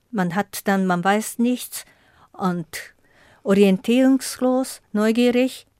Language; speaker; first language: German; non-native, fluent; Japanese